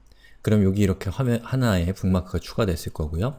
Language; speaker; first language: Korean; native; Korean